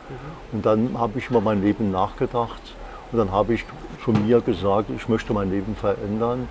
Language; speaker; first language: German; native; German